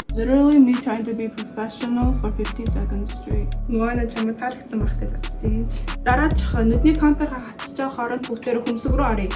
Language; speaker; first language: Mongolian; early bilingual, heritage; Mongolian